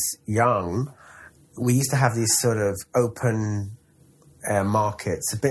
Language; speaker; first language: English; native; English